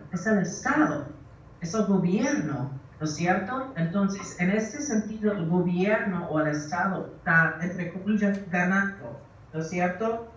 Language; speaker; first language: Spanish; early bilingual, other home language; English